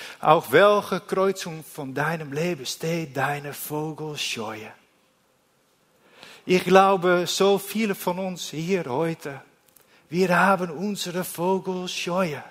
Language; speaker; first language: German; non-native, learner; Dutch